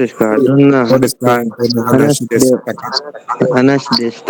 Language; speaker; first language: Japanese; non-native, learner; Indonesian